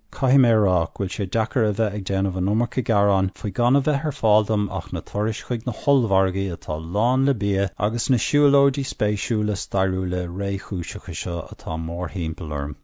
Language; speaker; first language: Irish; non-native, local second language; English